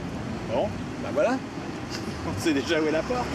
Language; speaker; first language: French; native; French